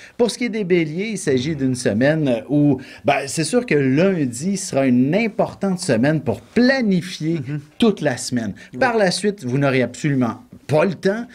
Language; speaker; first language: French; native; French